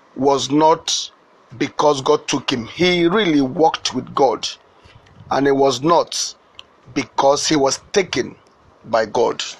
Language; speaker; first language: English; non-native, local second language; Igbo